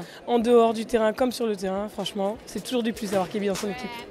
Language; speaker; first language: French; native; French